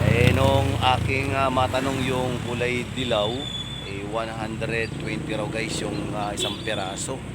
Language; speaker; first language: Filipino; native; Filipino